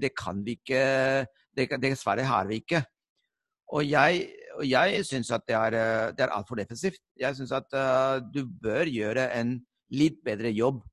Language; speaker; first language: Norwegian; non-native, fluent; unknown